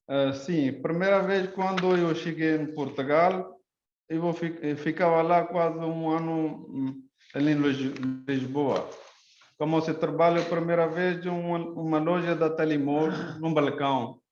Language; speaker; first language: Portuguese; non-native, learner; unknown